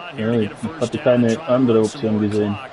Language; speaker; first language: German; non-native, learner; Russian